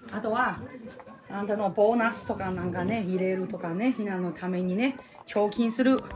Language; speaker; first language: Japanese; non-native, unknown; Chinese